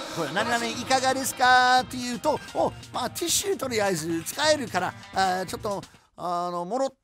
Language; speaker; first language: Japanese; non-native, fluent; English